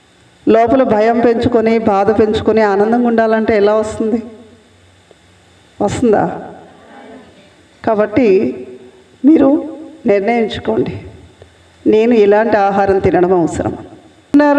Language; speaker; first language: Telugu; native; Telugu